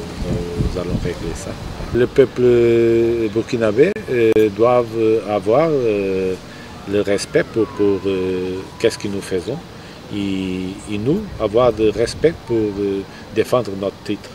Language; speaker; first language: French; non-native, fluent; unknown